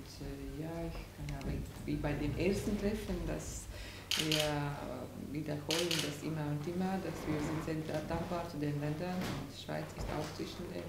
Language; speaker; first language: German; non-native, learner; Latvian